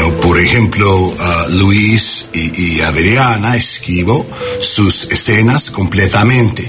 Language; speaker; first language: Spanish; non-native, learner; English